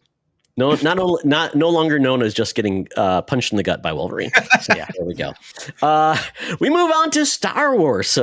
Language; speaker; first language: English; native; English